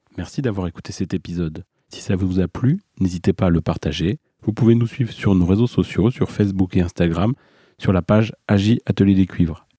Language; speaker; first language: French; native; French